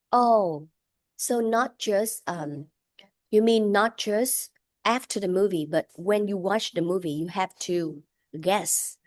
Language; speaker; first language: English; non-native, fluent; Vietnamese